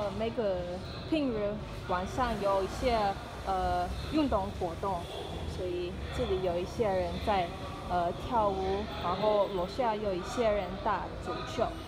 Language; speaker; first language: Chinese; non-native, learner; English